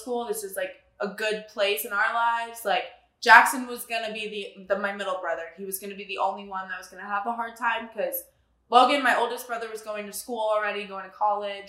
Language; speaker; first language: English; native; English